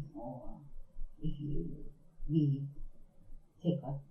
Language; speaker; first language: English; non-native, learner; Japanese